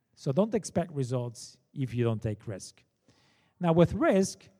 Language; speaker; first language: English; non-native, fluent; Portuguese